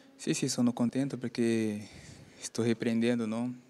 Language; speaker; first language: Italian; non-native, learner; Portuguese